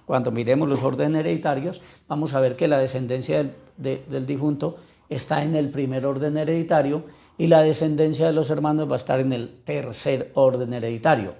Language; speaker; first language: Spanish; native; Spanish